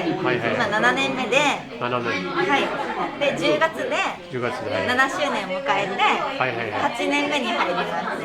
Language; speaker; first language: Japanese; native; Japanese